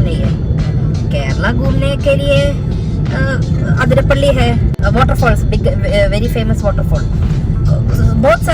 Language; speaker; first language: Hindi; non-native, local second language; Malayalam